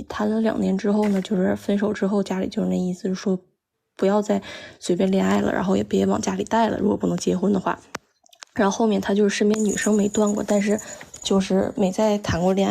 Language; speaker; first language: Chinese; native; Chinese